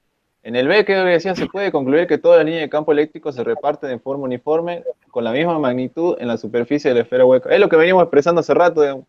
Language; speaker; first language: Spanish; native; Spanish